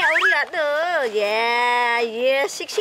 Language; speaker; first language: Korean; non-native, learner; Khmer